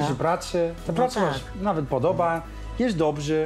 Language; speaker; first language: Polish; non-native, learner; Dutch